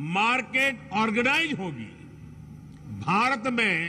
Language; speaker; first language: Hindi; non-native, local second language; Gujarati